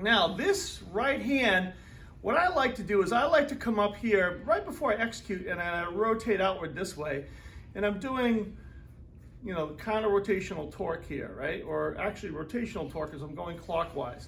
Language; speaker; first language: English; native; English